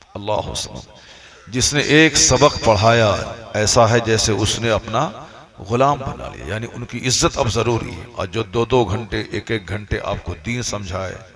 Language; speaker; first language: Hindi; native; Hindi